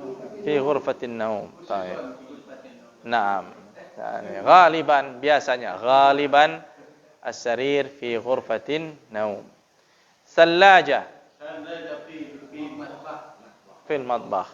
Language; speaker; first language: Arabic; non-native, fluent; Indonesian